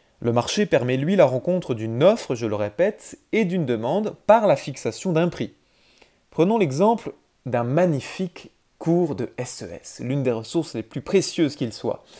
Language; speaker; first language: French; native; French